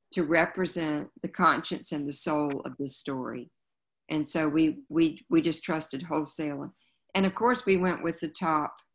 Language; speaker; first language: English; native; English